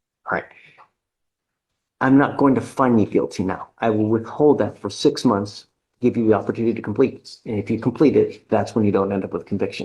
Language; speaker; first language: English; native; English